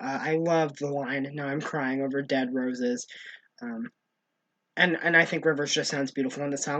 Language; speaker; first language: English; native; English